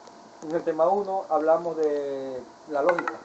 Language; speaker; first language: Spanish; native; Spanish